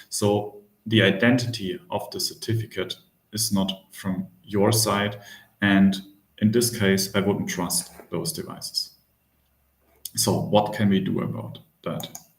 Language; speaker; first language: English; non-native, fluent; German